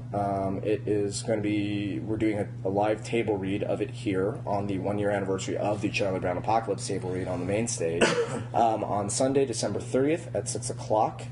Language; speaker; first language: English; native; English